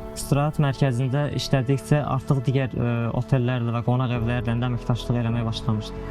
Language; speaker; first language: Azerbaijani; non-native, local second language; Talysh